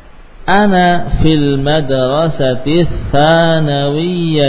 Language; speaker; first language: Arabic; non-native, learner; Indonesian